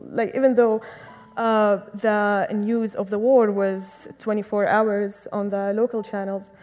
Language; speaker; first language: English; non-native, fluent; Arabic